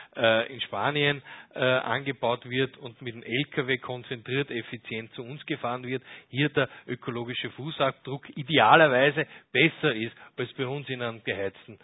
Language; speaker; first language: German; native; German